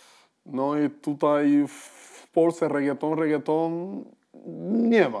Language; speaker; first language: Polish; non-native, fluent; Spanish